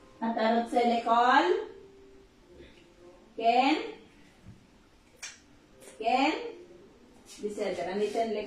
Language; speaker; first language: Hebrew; non-native, learner; Filipino